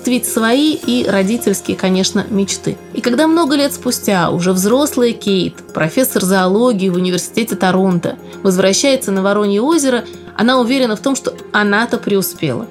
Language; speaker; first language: Russian; native; Russian